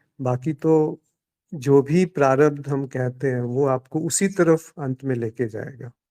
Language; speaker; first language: Hindi; native; Hindi